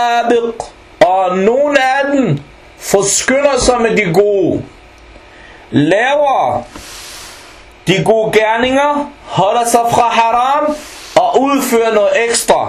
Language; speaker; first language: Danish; early bilingual, other home language; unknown